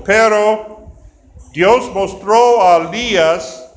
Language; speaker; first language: Spanish; non-native, fluent; English